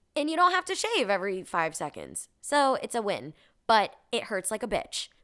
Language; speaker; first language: English; native; English